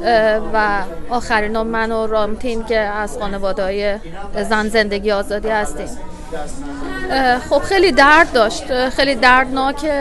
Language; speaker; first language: Persian; native; Persian